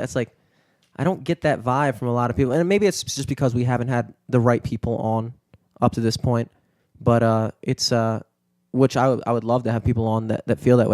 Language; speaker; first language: English; native; English